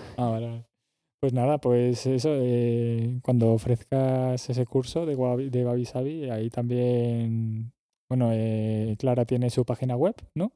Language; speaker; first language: Spanish; native; Spanish